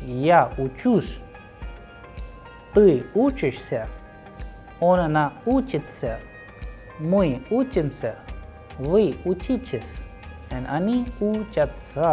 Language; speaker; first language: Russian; non-native, fluent; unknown